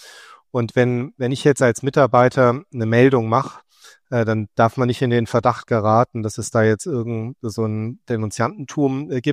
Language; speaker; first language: German; native; German